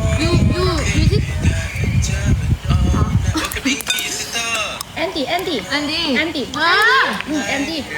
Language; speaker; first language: English; non-native, learner; Thai